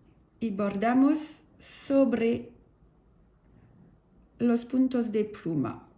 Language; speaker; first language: Spanish; non-native, learner; French